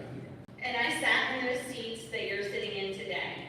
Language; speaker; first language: English; native; English